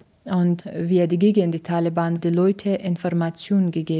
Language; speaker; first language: German; non-native, learner; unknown